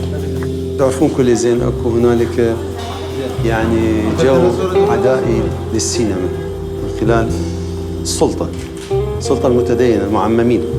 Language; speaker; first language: Arabic; native; Arabic